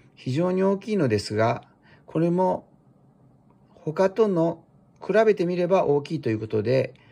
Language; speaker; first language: Japanese; native; Japanese